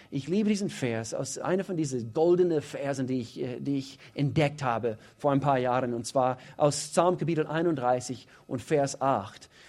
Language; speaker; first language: German; non-native, fluent; English